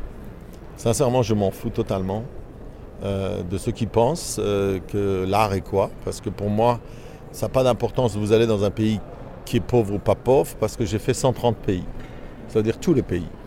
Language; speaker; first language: French; non-native, fluent; Persian